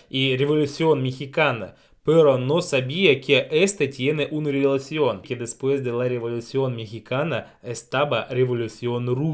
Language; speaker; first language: Spanish; non-native, learner; Russian